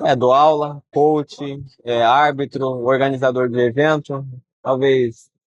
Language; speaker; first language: Portuguese; early bilingual, heritage; Portuguese